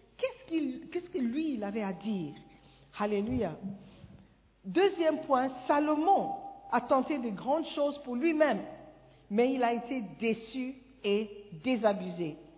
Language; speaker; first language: French; non-native, fluent; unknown